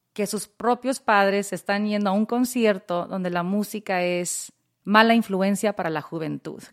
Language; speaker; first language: Spanish; early bilingual, heritage; Spanish